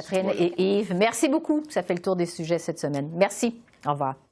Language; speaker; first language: French; native; French